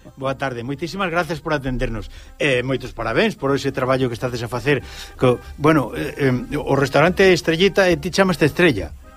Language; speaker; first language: Galician; native; Galician